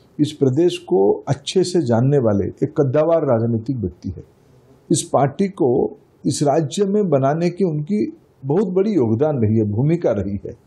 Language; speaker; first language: Hindi; non-native, local second language; Odia